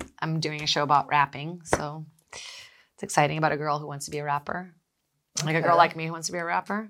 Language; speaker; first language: English; early bilingual, other home language; Portuguese